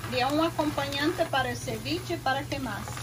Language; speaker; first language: Spanish; non-native, learner; Portuguese